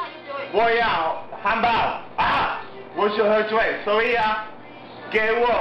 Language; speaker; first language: Chinese; non-native, learner; English